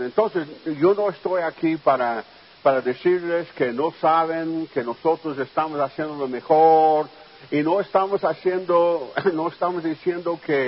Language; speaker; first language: Spanish; non-native, fluent; English